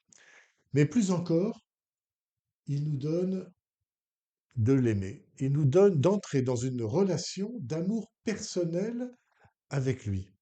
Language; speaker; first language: French; native; French